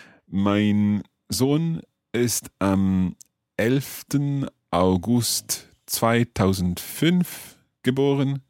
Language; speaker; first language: German; non-native, fluent; English